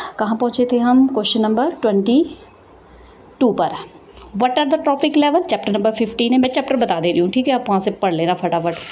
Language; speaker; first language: Hindi; native; Hindi